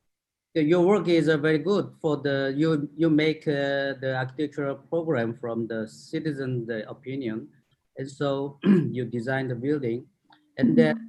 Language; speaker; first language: English; non-native, fluent; Korean